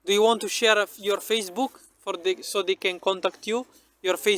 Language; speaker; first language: English; non-native, local second language; Italian